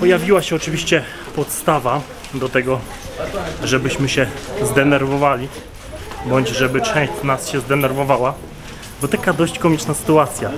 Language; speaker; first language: Polish; native; Polish